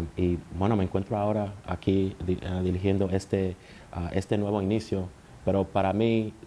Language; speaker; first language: Spanish; early bilingual, heritage; Spanish